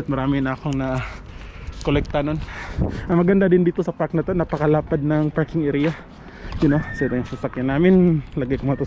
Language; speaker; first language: Filipino; non-native, local second language; Cebuano